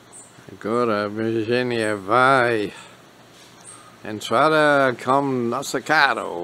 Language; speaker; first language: Portuguese; non-native, learner; English